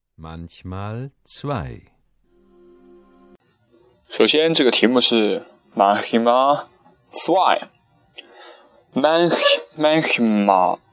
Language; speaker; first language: German; non-native, learner; Chinese